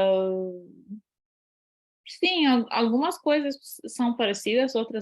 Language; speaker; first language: Portuguese; non-native, fluent; Ukrainian